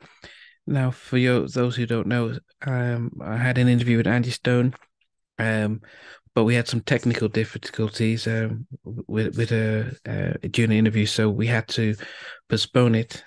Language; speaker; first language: English; native; English